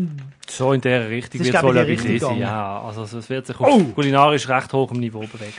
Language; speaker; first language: German; native; German